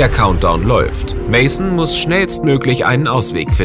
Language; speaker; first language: German; native; German